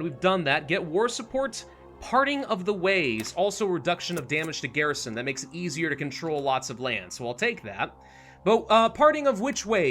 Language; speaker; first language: English; native; English